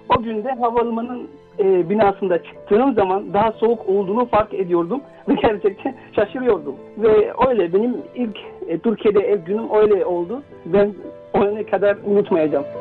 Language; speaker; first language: Turkish; non-native, fluent; Indonesian